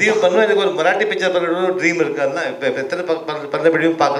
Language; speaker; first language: Tamil; early bilingual, other home language; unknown